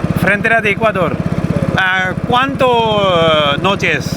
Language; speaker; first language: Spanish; non-native, learner; Hindi